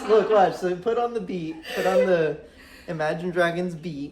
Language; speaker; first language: English; native; English